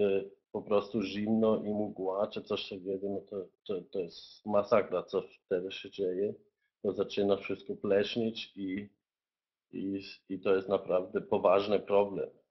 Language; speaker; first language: Polish; non-native, fluent; German